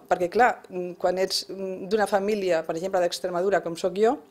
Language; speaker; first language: Catalan; non-native, local second language; Spanish